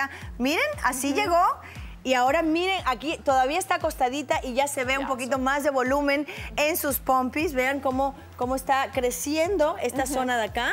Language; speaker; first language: Spanish; native; Spanish